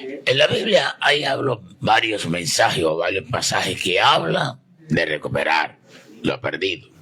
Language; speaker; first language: Spanish; native; Spanish